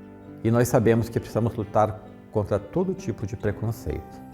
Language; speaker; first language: Portuguese; native; Portuguese